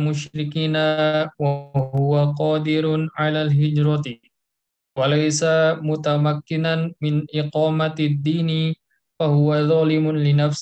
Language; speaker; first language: Arabic; non-native, learner; Indonesian